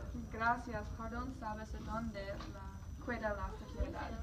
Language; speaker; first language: Spanish; non-native, learner; English